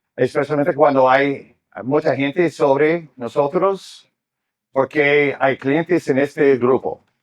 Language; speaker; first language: Spanish; non-native, learner; English